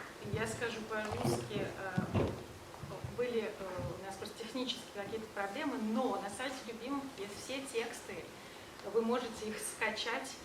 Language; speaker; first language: Russian; native; Russian